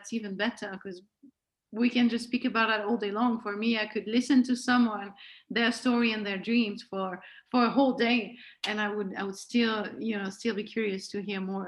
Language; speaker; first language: English; non-native, fluent; French